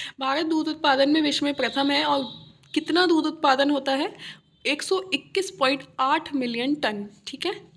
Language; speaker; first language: Hindi; native; Hindi